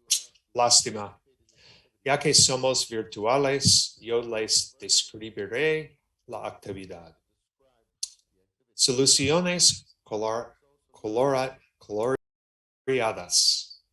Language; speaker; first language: Spanish; non-native, learner; English